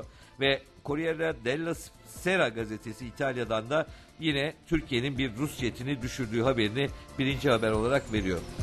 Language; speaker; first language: Turkish; native; Turkish